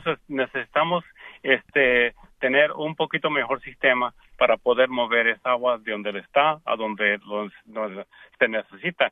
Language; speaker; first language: Spanish; early bilingual, heritage; Spanish